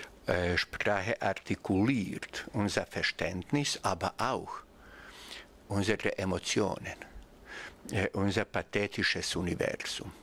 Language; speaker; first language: German; non-native, fluent; Bosnian